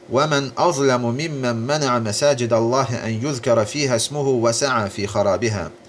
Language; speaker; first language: Arabic; non-native, fluent; Azerbaijani